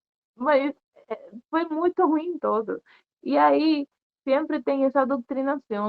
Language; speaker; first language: Portuguese; non-native, learner; Spanish